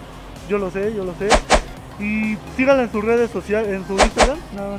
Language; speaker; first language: Spanish; native; Spanish